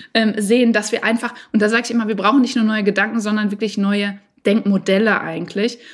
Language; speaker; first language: German; native; German